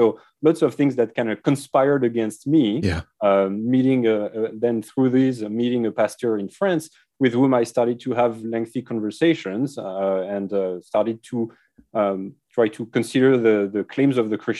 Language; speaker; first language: English; non-native, fluent; French